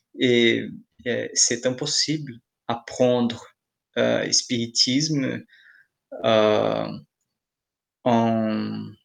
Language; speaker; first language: French; non-native, fluent; Portuguese